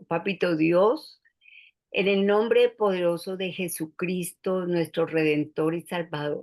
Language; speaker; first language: Spanish; native; Spanish